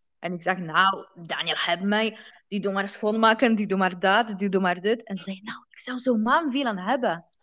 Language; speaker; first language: Dutch; non-native, learner; Polish